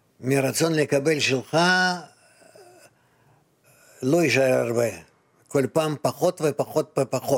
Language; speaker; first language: Hebrew; non-native, fluent; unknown